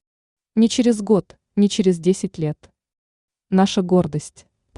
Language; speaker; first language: Russian; native; Russian